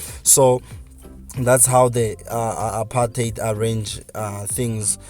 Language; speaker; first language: English; non-native, local second language; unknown